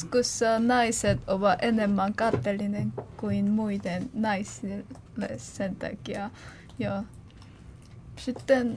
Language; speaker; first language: Finnish; non-native, learner; Korean